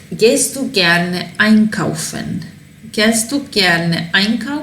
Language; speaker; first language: German; non-native, fluent; Serbian